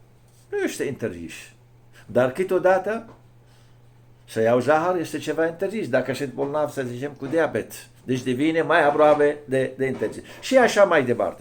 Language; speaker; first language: Romanian; non-native, fluent; Arabic